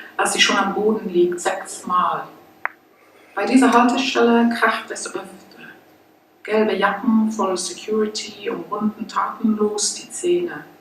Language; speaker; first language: German; non-native, fluent; English